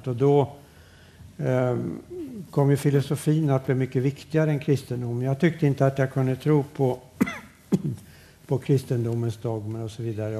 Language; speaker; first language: Swedish; native; Swedish